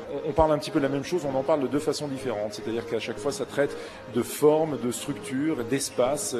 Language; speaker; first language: French; native; French